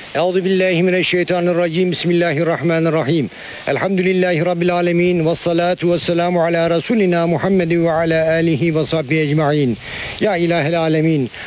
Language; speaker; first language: Turkish; native; Turkish